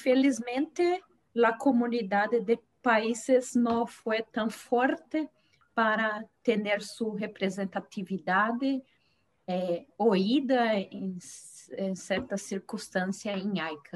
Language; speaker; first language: Spanish; non-native, fluent; Portuguese